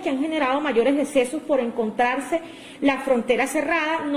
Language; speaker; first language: Spanish; native; Spanish